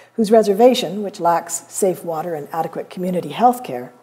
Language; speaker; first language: English; native; English